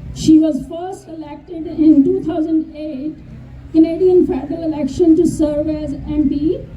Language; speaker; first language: English; non-native, local second language; Punjabi